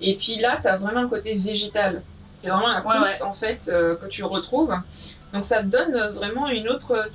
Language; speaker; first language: French; native; French